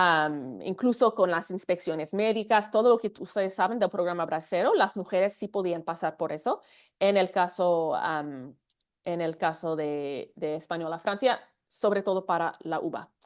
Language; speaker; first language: Spanish; non-native, fluent; English